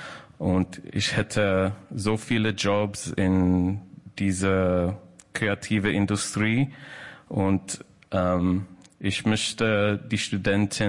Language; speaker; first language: German; non-native, fluent; English